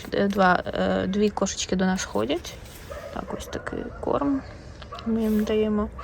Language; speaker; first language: Ukrainian; non-native, local second language; Russian